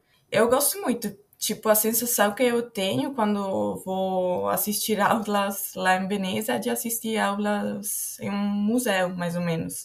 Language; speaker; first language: Portuguese; non-native, fluent; Italian